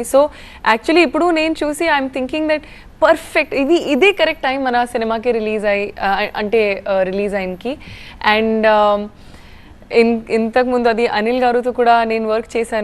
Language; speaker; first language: Telugu; non-native, fluent; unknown